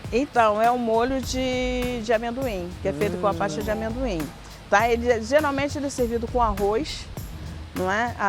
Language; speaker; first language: Portuguese; native; Portuguese